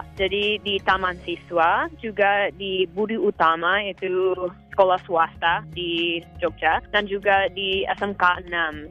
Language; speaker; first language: Indonesian; non-native, fluent; English